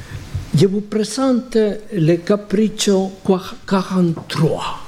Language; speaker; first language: French; non-native, fluent; Spanish